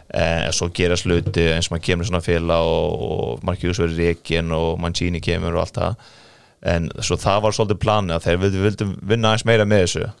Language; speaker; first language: Icelandic; non-native, fluent; Faroese